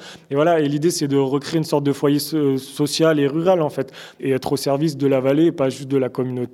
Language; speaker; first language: French; native; French